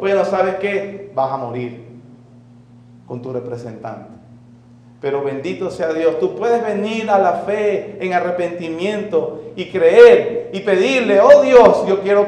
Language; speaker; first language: Spanish; native; Spanish